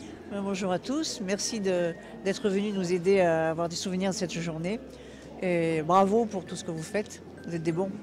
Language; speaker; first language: French; native; French